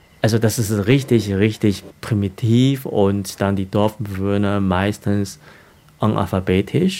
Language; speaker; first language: German; non-native, fluent; Chinese